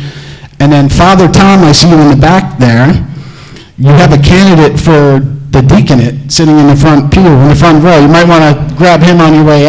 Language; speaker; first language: English; native; English